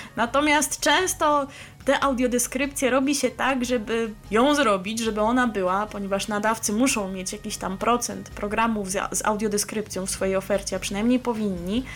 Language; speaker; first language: Polish; native; Polish